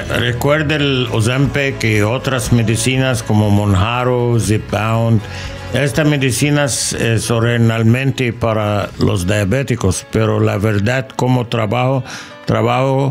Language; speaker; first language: Spanish; non-native, learner; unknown